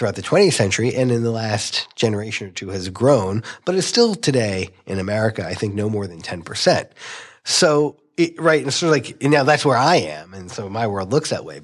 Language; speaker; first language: English; native; English